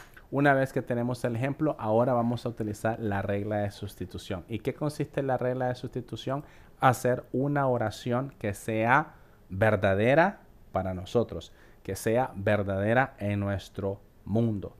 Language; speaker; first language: Spanish; native; Spanish